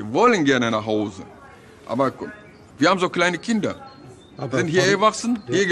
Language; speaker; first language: German; non-native, fluent; Turkish